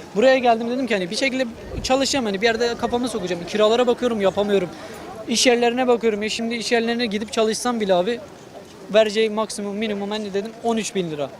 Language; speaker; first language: Turkish; non-native, local second language; Kurdish